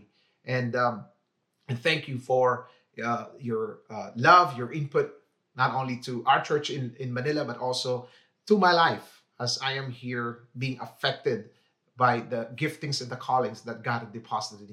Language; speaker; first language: English; non-native, local second language; Filipino